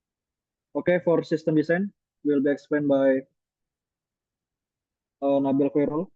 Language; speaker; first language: English; non-native, learner; Indonesian